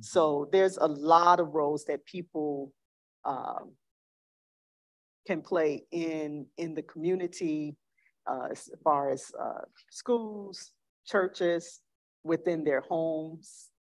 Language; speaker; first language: English; native; English